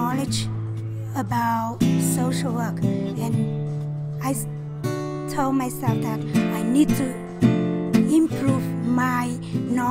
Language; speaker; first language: English; non-native, learner; Vietnamese